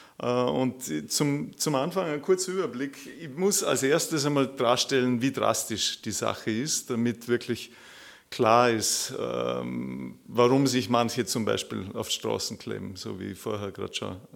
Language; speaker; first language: German; native; German